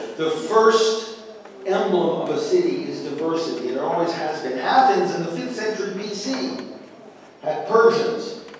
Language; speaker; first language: English; native; English